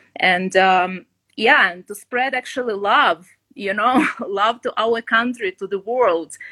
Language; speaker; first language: English; non-native, fluent; Ukrainian